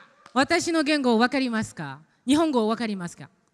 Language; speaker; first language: Japanese; non-native, learner; French